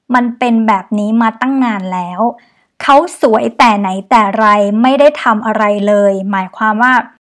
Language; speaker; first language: Thai; native; Thai